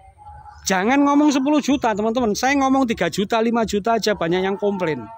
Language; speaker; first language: Indonesian; native; Indonesian